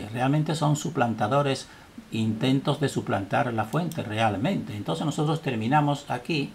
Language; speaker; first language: Spanish; native; Spanish